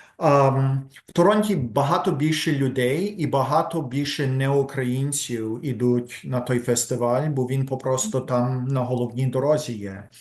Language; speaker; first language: Ukrainian; early bilingual, heritage; Ukrainian